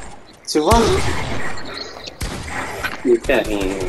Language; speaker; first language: French; native; French